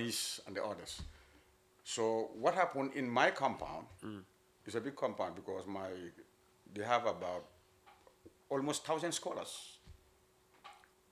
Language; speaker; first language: English; non-native, local second language; Mandingo